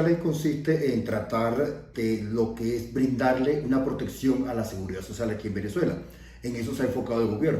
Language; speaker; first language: Spanish; native; Spanish